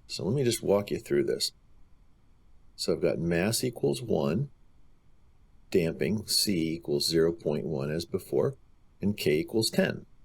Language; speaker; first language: English; native; English